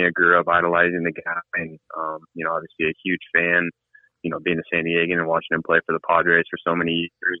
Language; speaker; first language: English; native; English